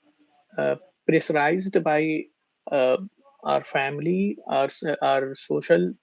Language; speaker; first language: English; non-native, learner; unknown